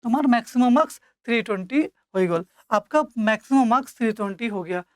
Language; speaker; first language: Hindi; non-native, local second language; Assamese